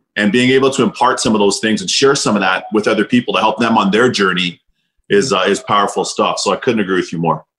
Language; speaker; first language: English; native; English